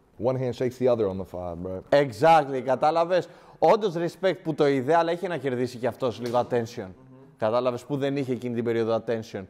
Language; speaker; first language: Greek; early bilingual, other home language; Albanian